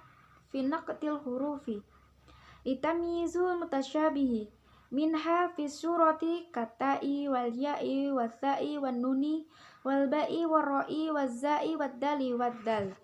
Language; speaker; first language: Arabic; non-native, learner; Indonesian